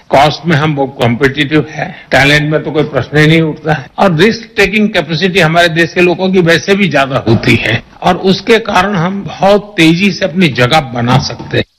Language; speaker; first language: Hindi; non-native, local second language; Gujarati